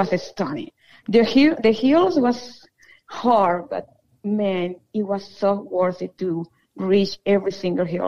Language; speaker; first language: English; non-native, fluent; Spanish